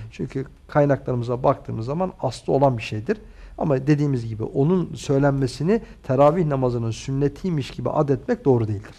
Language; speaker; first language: Turkish; native; Turkish